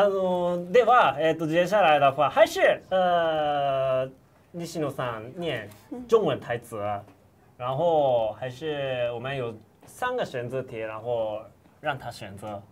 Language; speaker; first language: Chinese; non-native, fluent; Japanese